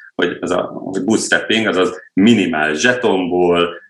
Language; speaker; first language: Hungarian; native; Hungarian